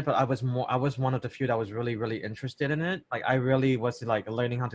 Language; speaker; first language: English; native; English